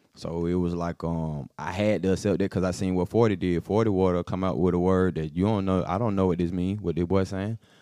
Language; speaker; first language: English; native; English